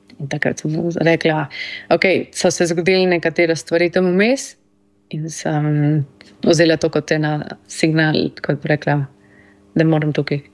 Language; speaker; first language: Slovenian; early bilingual, heritage; Slovenian